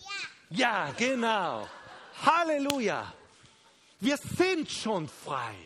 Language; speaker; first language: German; non-native, fluent; Spanish